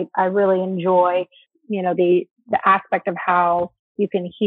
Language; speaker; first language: English; early bilingual, other home language; Spanish